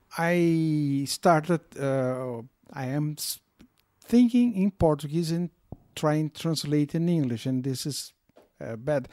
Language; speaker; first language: English; non-native, learner; Portuguese